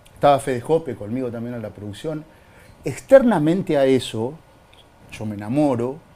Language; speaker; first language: Spanish; native; Spanish